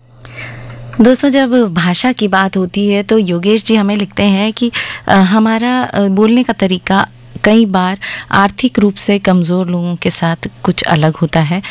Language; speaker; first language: Hindi; native; Hindi